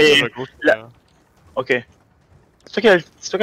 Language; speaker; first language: French; native; French